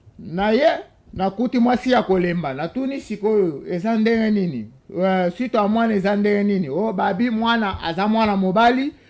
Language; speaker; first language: Lingala; non-native, local second language; Luba-Lulua